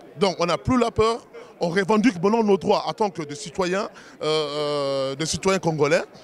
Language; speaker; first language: French; non-native, local second language; Lingala